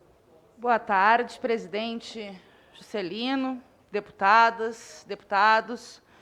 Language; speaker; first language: Portuguese; native; Portuguese